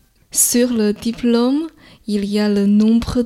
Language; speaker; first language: French; non-native, fluent; Chinese